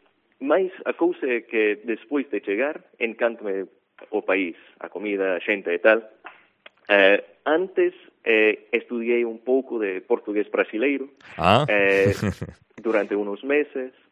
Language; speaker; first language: Galician; non-native, fluent; English